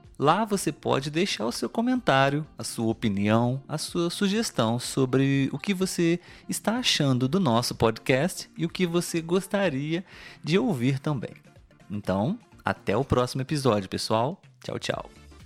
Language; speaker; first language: Portuguese; native; Portuguese